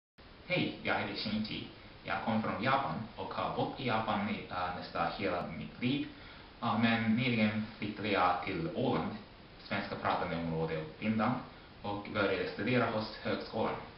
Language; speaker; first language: Swedish; non-native, fluent; Japanese